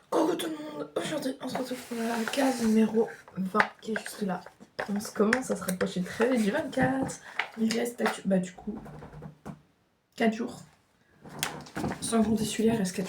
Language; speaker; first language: French; native; French